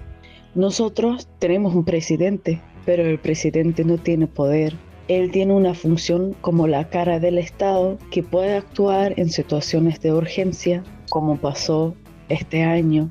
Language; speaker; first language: Spanish; non-native, fluent; German